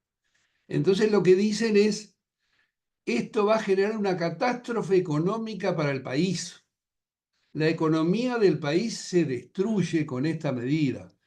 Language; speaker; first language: Spanish; native; Spanish